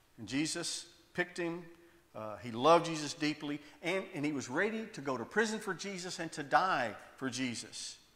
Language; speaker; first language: English; native; English